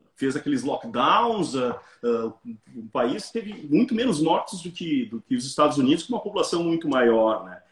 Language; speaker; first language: Portuguese; native; Portuguese